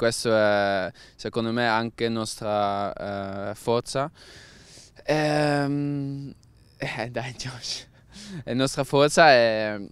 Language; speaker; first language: Italian; non-native, learner; Dutch